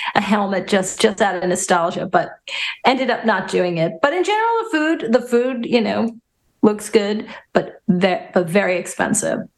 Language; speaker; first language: English; native; English